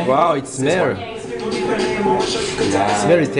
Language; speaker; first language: English; non-native, learner; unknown